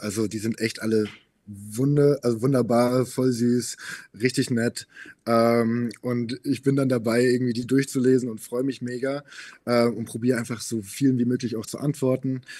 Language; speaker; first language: German; native; German